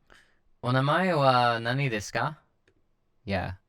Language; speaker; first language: Japanese; non-native, learner; English